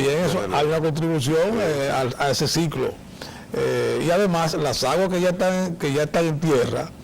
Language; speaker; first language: Spanish; native; Spanish